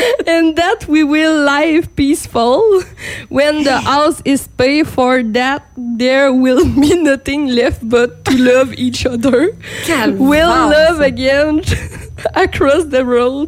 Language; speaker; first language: English; non-native, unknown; French